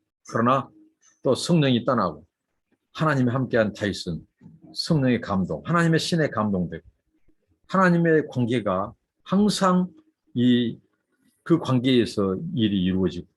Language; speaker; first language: Korean; native; Korean